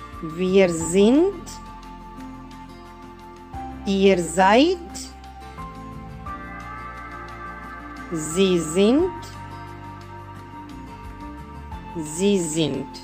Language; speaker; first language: German; non-native, fluent; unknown